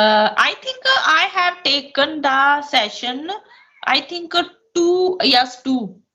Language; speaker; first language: English; non-native, local second language; Hindi